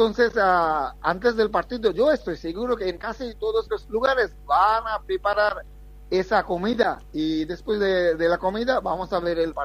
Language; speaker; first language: Spanish; non-native, fluent; Bangla